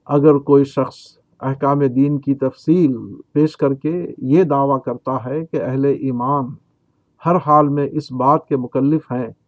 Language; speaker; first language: Urdu; native; Urdu